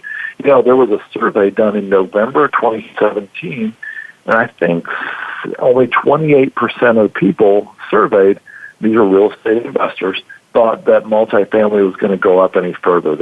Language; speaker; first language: English; native; English